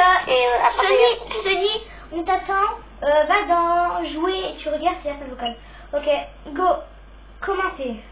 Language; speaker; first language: French; native; French